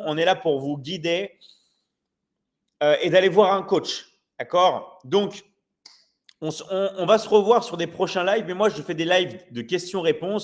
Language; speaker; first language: French; native; French